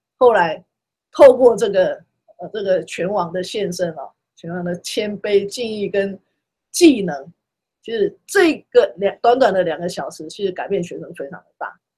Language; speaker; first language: Chinese; native; Chinese